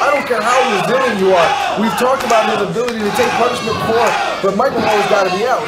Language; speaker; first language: English; native; English